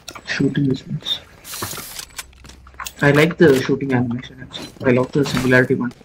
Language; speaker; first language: English; non-native, local second language; Kannada